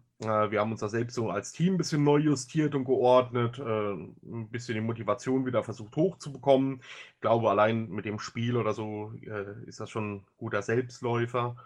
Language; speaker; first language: German; native; German